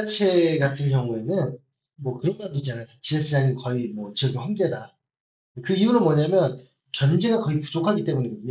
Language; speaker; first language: Korean; native; Korean